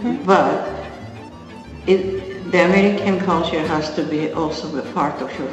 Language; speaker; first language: English; non-native, learner; Russian